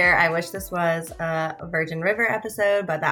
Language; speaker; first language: English; native; English